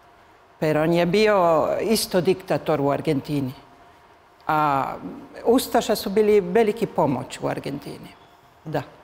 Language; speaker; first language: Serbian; early bilingual, heritage; Spanish